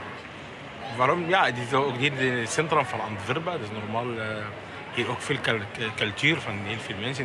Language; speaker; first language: Dutch; non-native, learner; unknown